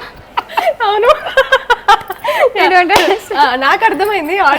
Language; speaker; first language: Telugu; native; Telugu